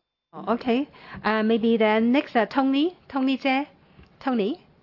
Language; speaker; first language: English; non-native, local second language; Cantonese